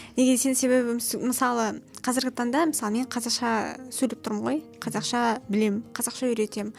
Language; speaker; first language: Kazakh; non-native, local second language; Russian